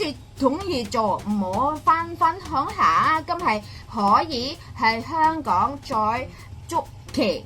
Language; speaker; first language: Cantonese; non-native, fluent; Indonesian